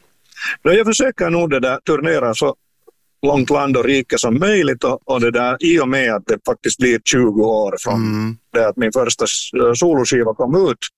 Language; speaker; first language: Swedish; native; Swedish